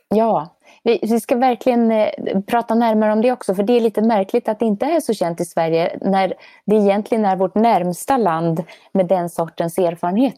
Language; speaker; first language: Swedish; native; Swedish